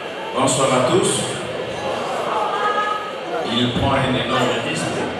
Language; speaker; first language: French; non-native, local second language; Lingala